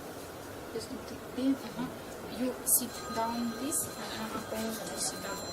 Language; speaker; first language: English; non-native, learner; Russian